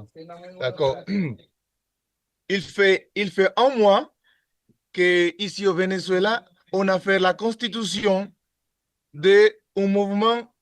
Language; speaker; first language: French; non-native, learner; Spanish